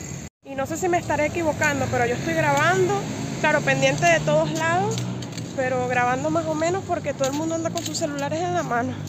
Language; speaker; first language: Spanish; native; Spanish